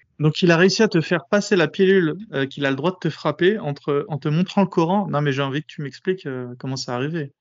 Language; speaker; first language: French; native; French